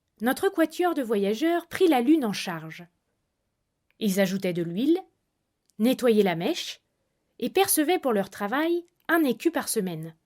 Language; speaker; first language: French; native; French